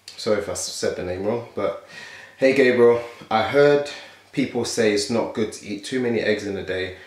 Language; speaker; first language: English; native; English